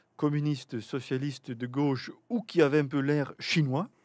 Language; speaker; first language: French; native; French